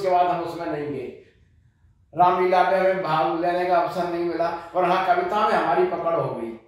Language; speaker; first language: Hindi; native; Hindi